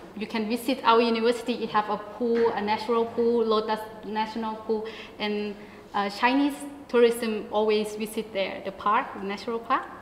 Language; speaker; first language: English; non-native, learner; Thai